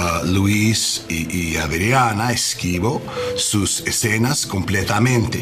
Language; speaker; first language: Spanish; non-native, learner; English